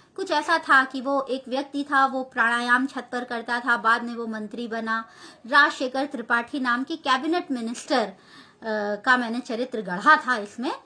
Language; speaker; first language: Hindi; native; Hindi